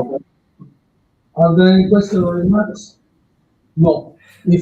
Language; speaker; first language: English; non-native, learner; Italian